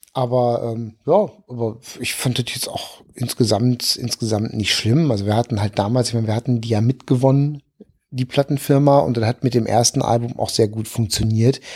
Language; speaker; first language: German; native; German